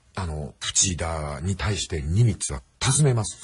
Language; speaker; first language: Japanese; native; Japanese